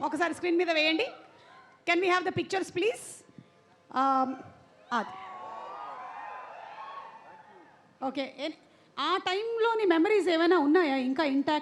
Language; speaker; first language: Telugu; native; Telugu